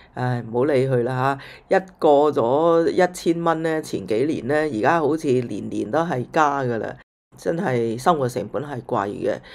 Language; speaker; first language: Cantonese; native; Cantonese